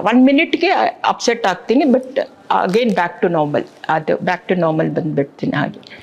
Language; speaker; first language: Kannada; non-native, local second language; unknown